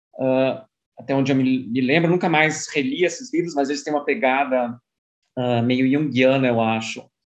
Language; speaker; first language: Portuguese; early bilingual, other home language; German